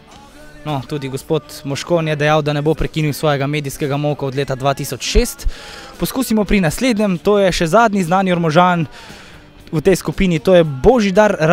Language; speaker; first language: Slovenian; native; Slovenian